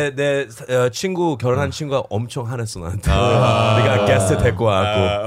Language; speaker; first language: Korean; early bilingual, heritage; Korean